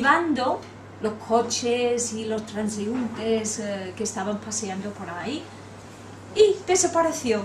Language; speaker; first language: Spanish; non-native, fluent; English